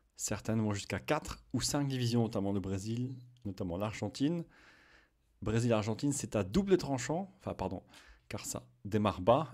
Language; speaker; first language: French; native; French